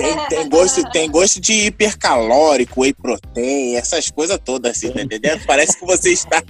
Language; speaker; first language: Portuguese; native; Portuguese